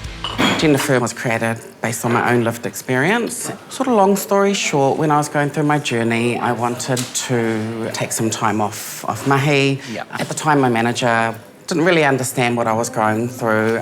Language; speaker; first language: English; native; English